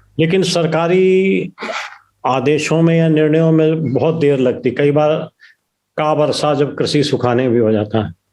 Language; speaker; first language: Hindi; native; Hindi